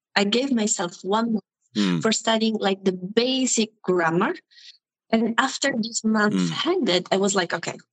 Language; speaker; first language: English; non-native, fluent; Italian